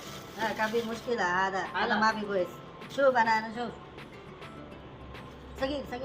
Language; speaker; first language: Arabic; non-native, learner; Bangla